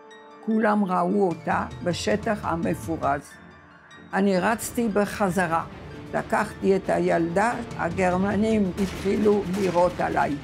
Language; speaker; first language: Hebrew; non-native, fluent; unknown